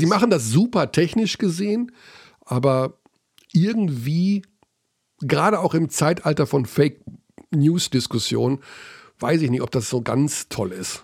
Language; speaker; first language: German; native; German